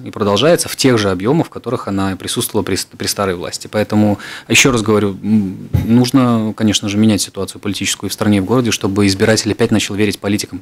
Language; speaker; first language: Russian; native; Russian